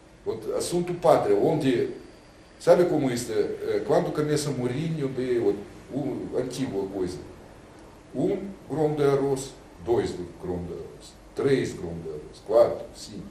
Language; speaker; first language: Portuguese; non-native, learner; Russian